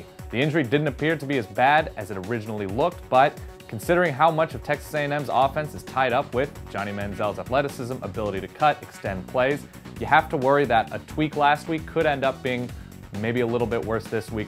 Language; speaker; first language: English; native; English